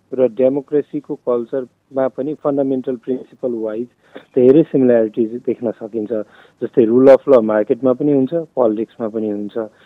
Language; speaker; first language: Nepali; non-native, local second language; Maithili